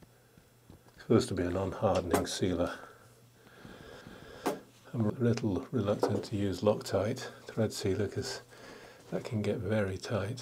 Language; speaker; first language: English; native; English